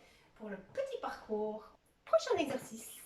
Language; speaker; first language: French; native; French